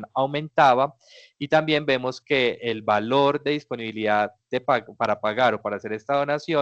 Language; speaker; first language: Spanish; native; Spanish